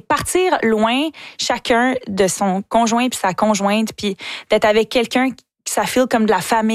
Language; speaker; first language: French; native; French